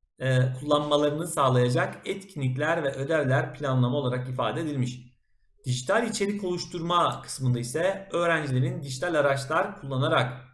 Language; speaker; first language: Turkish; native; Turkish